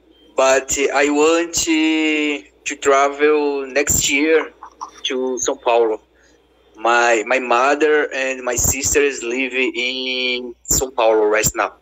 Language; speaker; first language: English; non-native, learner; Portuguese